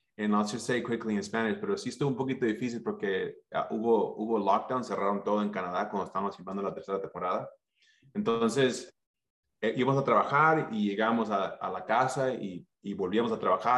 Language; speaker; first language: Spanish; early bilingual, other home language; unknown